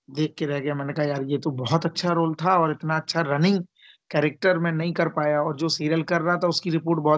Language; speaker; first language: Hindi; native; Hindi